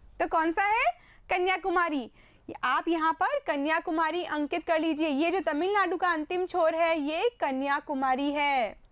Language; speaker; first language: Hindi; native; Hindi